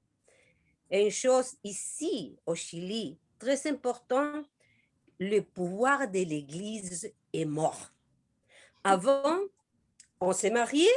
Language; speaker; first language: French; non-native, learner; Spanish